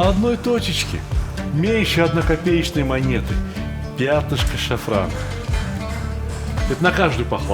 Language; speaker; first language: Russian; native; Russian